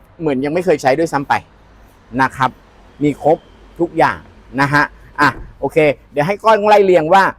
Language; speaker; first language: Thai; native; Thai